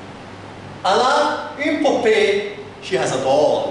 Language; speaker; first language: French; non-native, fluent; Arabic